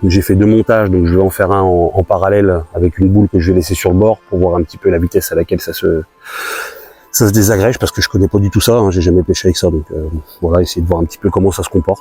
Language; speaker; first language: French; native; French